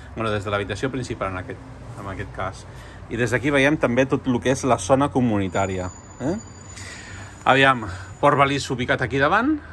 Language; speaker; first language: Catalan; non-native, local second language; Spanish